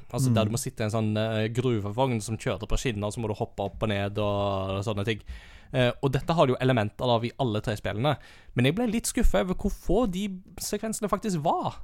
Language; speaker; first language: Norwegian; early bilingual, heritage; Norwegian